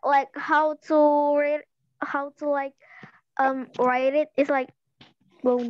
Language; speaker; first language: English; non-native, learner; Indonesian